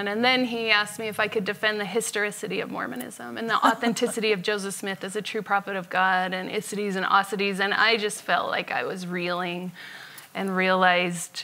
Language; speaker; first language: English; native; English